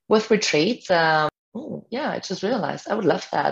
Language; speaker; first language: English; non-native, fluent; German